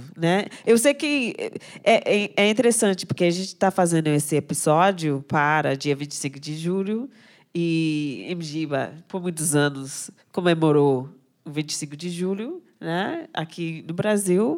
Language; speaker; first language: Portuguese; non-native, fluent; English